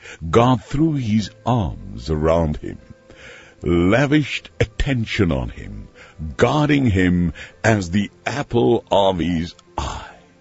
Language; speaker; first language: English; non-native, local second language; Afrikaans